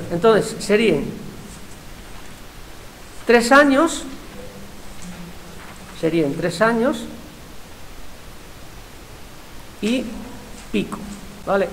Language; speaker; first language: Spanish; native; Spanish